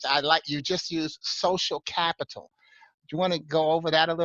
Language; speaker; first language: English; native; English